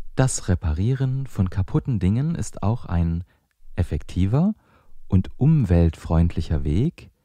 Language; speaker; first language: German; non-native, fluent; Persian